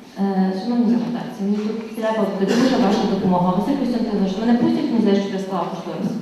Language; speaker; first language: Ukrainian; native; Ukrainian